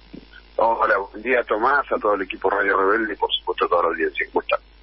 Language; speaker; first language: Spanish; native; Spanish